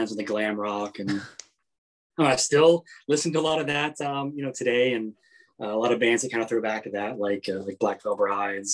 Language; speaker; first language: English; native; English